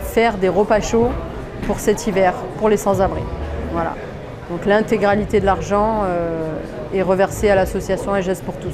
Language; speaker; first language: French; native; French